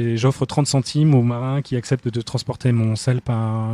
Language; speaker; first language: French; native; French